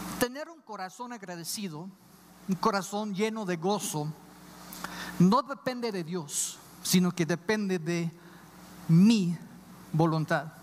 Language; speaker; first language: Spanish; non-native, fluent; English